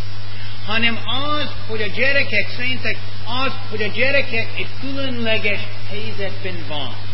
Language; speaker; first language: Hungarian; non-native, fluent; English